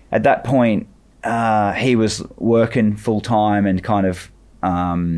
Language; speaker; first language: English; native; English